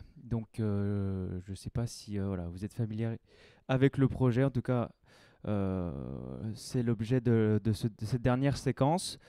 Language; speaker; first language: French; native; French